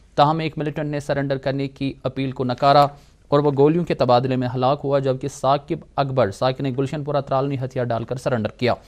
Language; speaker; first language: Urdu; non-native, local second language; Kashmiri